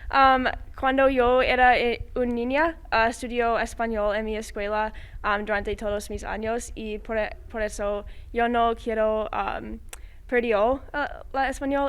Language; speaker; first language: Spanish; non-native, fluent; English